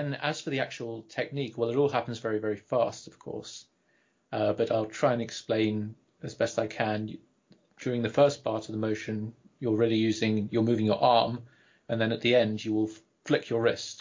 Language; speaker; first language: English; native; English